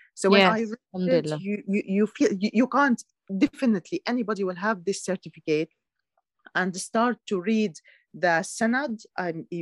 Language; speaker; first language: English; non-native, learner; Arabic